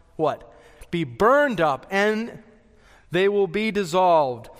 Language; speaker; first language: English; native; English